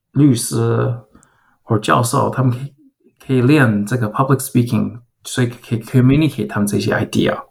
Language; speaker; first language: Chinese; early bilingual, heritage; Chinese